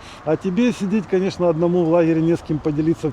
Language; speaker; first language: Russian; native; Russian